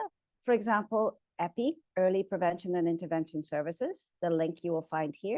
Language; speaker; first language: English; native; English